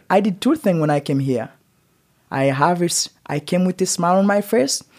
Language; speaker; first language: English; non-native, learner; Haitian Creole